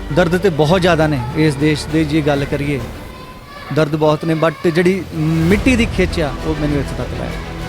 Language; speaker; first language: Punjabi; native; Punjabi